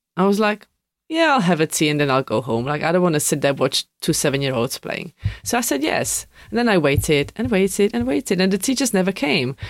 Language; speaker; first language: English; non-native, fluent; Czech